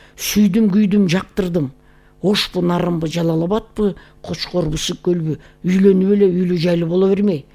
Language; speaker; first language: Kyrgyz; native; Kyrgyz